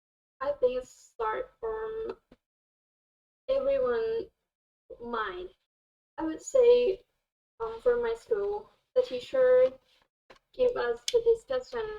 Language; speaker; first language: English; non-native, fluent; Thai